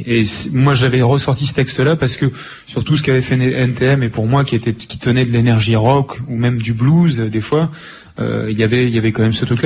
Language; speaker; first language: French; native; French